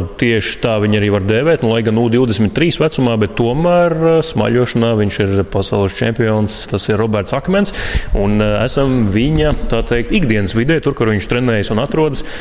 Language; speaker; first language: Latvian; native; Latvian